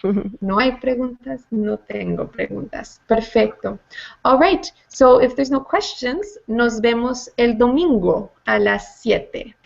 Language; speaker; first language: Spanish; non-native, fluent; English